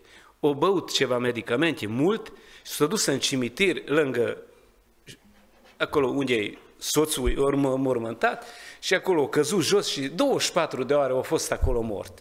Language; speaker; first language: Romanian; non-native, learner; Hungarian